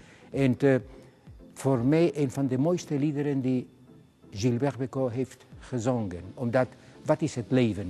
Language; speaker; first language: Dutch; non-native, fluent; Spanish